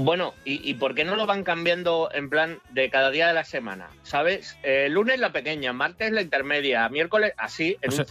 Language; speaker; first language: Spanish; native; Spanish